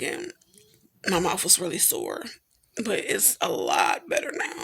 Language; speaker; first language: English; native; English